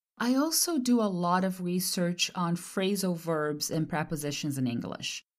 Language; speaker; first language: English; non-native, fluent; Portuguese